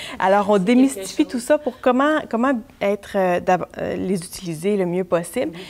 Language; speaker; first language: French; native; French